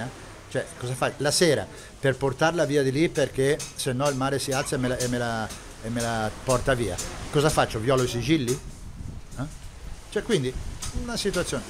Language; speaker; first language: Italian; native; Italian